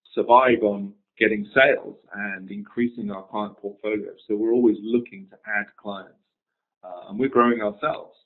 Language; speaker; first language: English; native; English